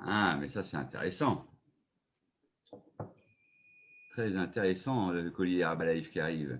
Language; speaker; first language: French; native; French